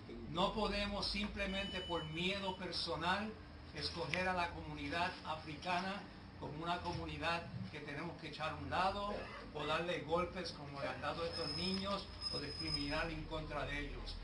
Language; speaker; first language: Spanish; native; Spanish